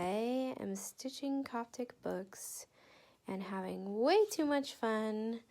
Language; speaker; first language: English; native; English